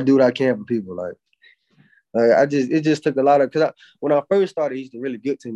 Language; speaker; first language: English; native; English